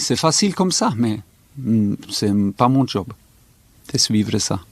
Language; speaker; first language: French; non-native, fluent; German